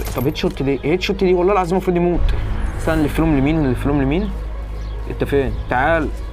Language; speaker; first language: Arabic; native; Arabic